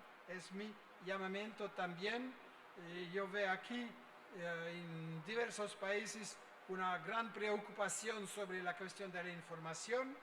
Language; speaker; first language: Spanish; non-native, fluent; French